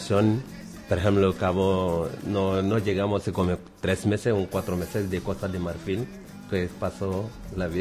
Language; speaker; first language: Spanish; non-native, learner; Bambara